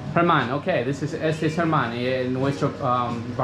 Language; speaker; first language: Spanish; non-native, learner; English